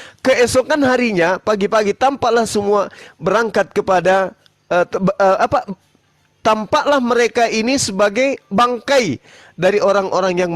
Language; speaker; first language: Indonesian; native; Indonesian